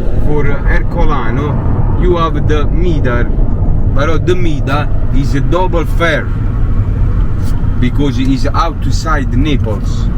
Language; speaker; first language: English; non-native, learner; Italian